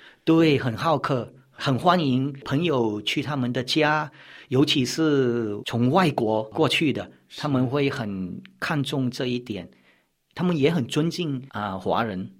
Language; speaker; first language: Chinese; early bilingual, heritage; Chinese